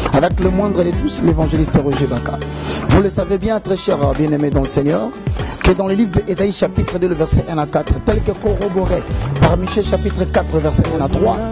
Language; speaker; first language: French; non-native, local second language; Lingala